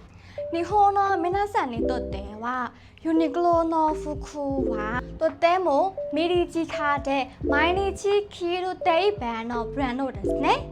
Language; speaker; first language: Japanese; non-native, learner; Burmese